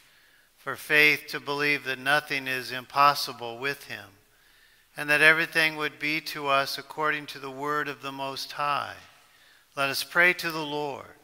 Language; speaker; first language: English; native; English